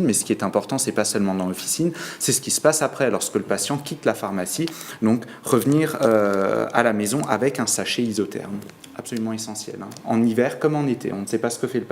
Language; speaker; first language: French; native; French